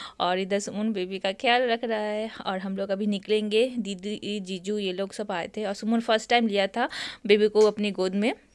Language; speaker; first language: Hindi; non-native, local second language; Bangla